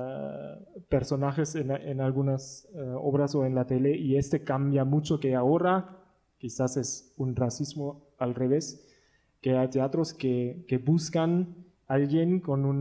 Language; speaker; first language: Spanish; non-native, learner; German